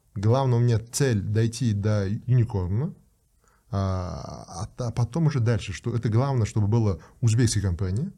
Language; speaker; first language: Russian; non-native, local second language; Uzbek